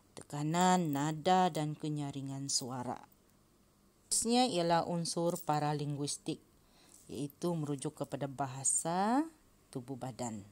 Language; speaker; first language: Malay; native; Malay